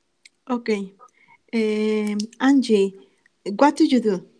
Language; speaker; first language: English; non-native, learner; Spanish